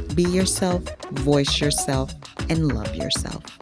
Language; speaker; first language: English; non-native, fluent; Haitian Creole